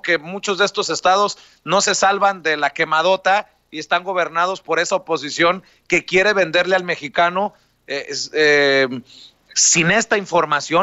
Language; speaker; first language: Spanish; native; Spanish